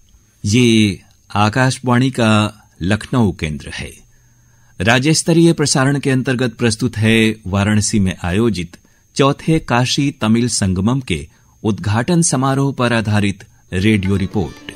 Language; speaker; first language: Hindi; native; Hindi